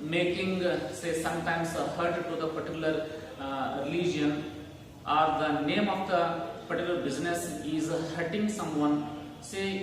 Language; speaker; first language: English; non-native, local second language; Kannada